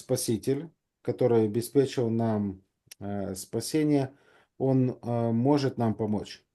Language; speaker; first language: Russian; native; Russian